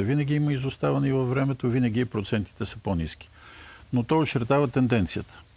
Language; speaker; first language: Bulgarian; native; Bulgarian